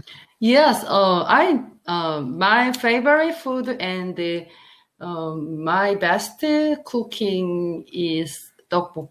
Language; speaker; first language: English; non-native, learner; Korean